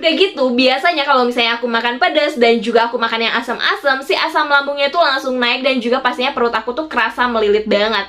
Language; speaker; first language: Indonesian; native; Indonesian